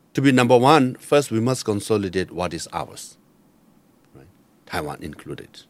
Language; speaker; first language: English; non-native, local second language; Nepali